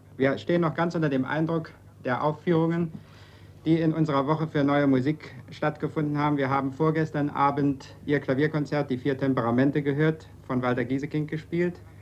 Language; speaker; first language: German; native; German